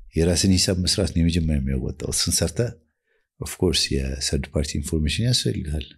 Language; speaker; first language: Amharic; native; Amharic